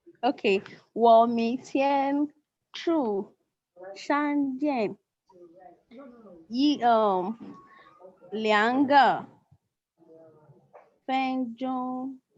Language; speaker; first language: Chinese; non-native, learner; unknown